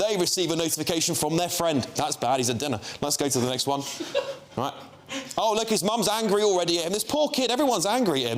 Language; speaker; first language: English; native; English